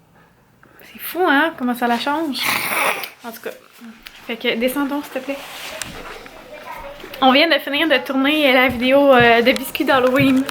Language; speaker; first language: French; native; French